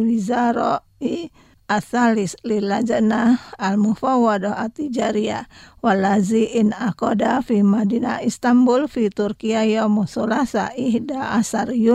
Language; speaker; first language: Arabic; non-native, fluent; Indonesian